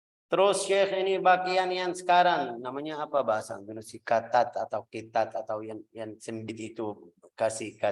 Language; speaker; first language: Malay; non-native, fluent; Arabic